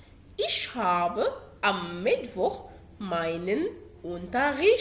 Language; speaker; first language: German; non-native, fluent; Arabic